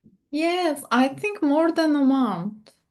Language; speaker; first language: English; non-native, learner; Turkish